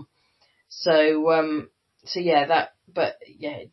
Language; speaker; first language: English; native; English